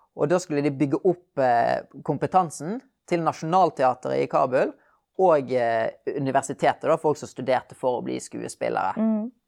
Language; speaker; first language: Norwegian; native; Norwegian